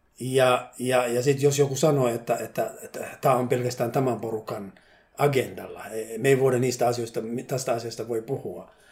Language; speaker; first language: Finnish; non-native, fluent; Somali